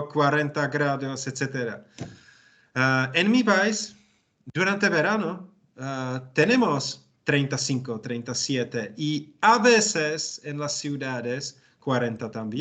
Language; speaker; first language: Spanish; non-native, learner; Czech